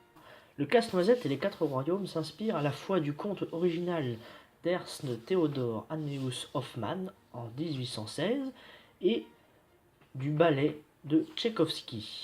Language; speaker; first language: French; native; French